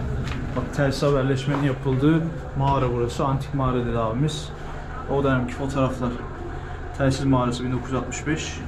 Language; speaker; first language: Turkish; native; Turkish